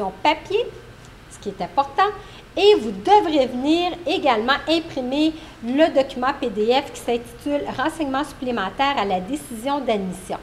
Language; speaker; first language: French; native; French